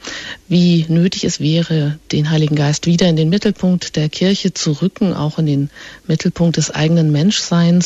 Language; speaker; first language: German; native; German